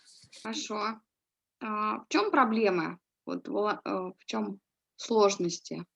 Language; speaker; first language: Russian; native; Russian